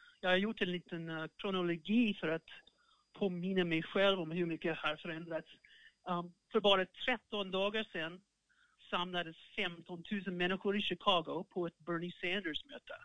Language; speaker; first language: Swedish; non-native, fluent; English